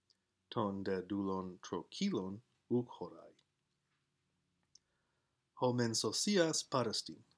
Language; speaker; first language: Greek; non-native, fluent; English